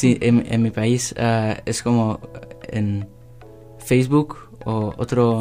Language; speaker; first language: Spanish; early bilingual, heritage; Spanish